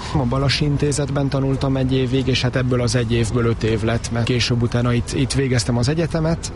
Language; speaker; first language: Hungarian; early bilingual, heritage; Hungarian